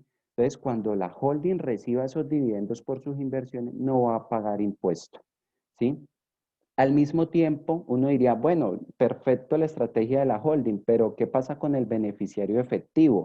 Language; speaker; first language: Spanish; native; Spanish